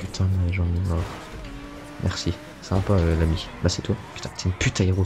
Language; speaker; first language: French; native; French